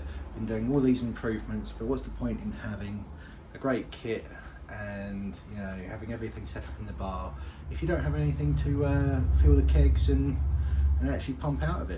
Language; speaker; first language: English; native; English